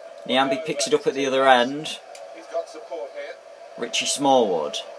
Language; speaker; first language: English; native; English